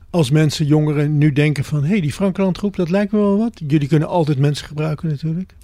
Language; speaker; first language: Dutch; native; Dutch